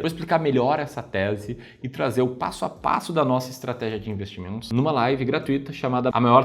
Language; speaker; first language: Portuguese; native; Portuguese